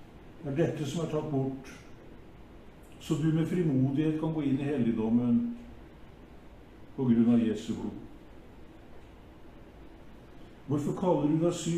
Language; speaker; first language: Norwegian; native; Norwegian